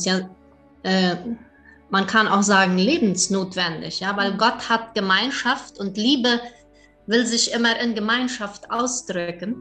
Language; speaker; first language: German; early bilingual, heritage; German